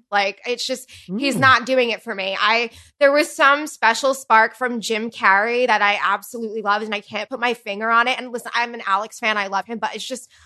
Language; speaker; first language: English; native; English